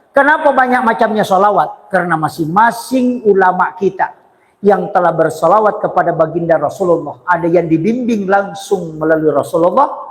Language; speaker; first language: Indonesian; non-native, local second language; Buginese